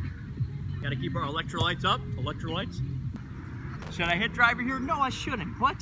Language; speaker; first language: English; native; English